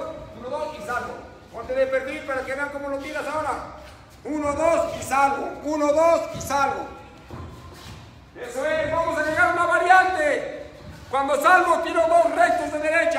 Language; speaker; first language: Spanish; native; Spanish